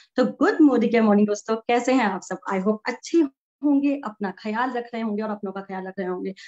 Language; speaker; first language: Hindi; native; Hindi